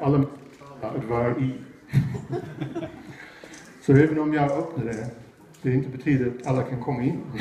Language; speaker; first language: Swedish; non-native, fluent; English